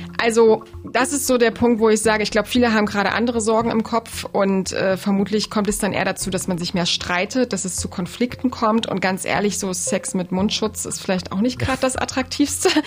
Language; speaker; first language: German; native; German